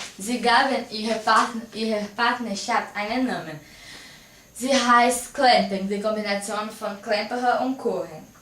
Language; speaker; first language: German; non-native, learner; Portuguese